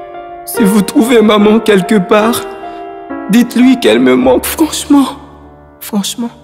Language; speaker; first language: French; non-native, local second language; Haitian Creole